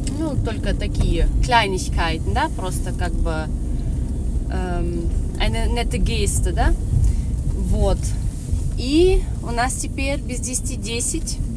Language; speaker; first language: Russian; early bilingual, heritage; Russian